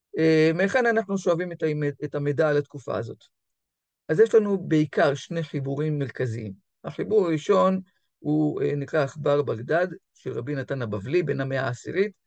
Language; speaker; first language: Hebrew; native; Hebrew